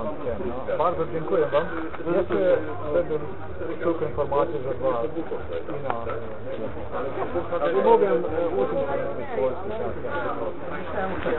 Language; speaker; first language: Polish; non-native, learner; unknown